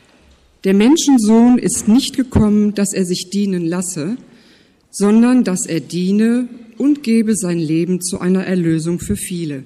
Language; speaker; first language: German; native; German